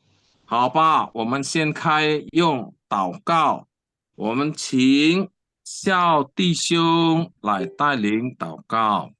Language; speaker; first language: Chinese; non-native, learner; Indonesian